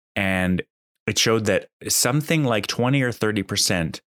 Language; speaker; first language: English; native; English